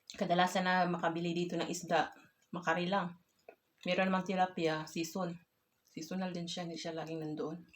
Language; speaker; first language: Filipino; non-native, local second language; Cebuano